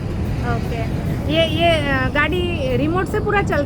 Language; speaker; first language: Hindi; non-native, local second language; Gujarati